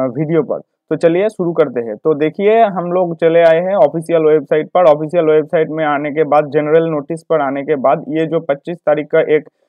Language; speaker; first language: Hindi; non-native, local second language; Bangla